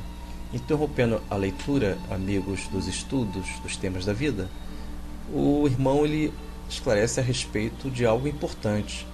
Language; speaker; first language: Portuguese; native; Portuguese